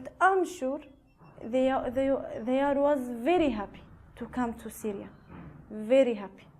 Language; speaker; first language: English; non-native, learner; Arabic